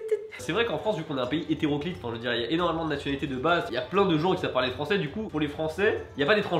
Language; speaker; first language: French; native; French